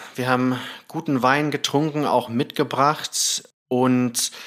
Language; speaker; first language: German; early bilingual, other home language; Thai